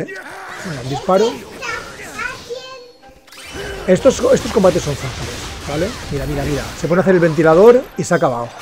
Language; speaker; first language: Spanish; native; Spanish